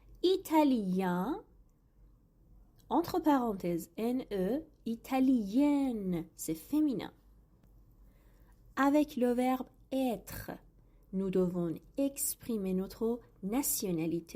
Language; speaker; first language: French; non-native, fluent; Persian